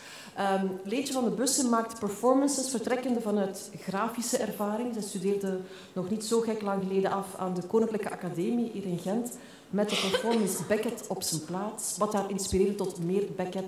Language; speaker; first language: Dutch; native; Dutch